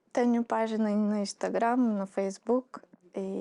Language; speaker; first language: Portuguese; non-native, fluent; Russian